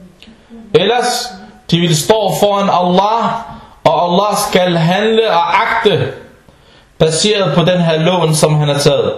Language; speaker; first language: Danish; non-native, fluent; Arabic